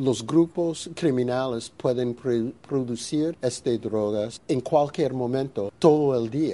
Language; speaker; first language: Spanish; non-native, fluent; English